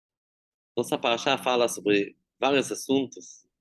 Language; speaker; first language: Portuguese; non-native, fluent; Hebrew